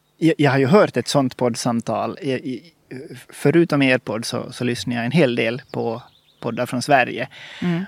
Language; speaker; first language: Swedish; native; Swedish